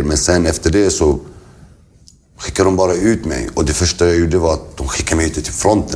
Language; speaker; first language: Swedish; early bilingual, other home language; Kurdish